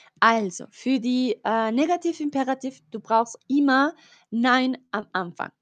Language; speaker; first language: German; non-native, learner; Spanish